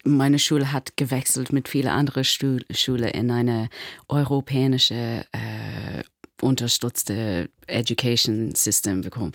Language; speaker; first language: German; non-native, fluent; English